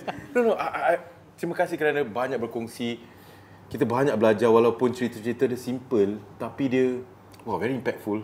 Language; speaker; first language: Malay; native; Malay